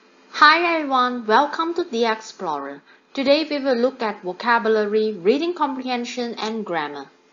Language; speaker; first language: English; non-native, local second language; Chinese